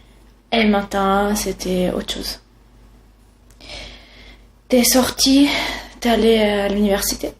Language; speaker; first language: French; non-native, fluent; Italian